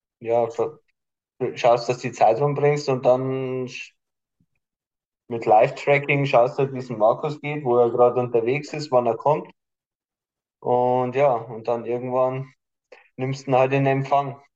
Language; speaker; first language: German; native; German